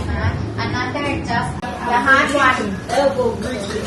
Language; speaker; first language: English; non-native, learner; Thai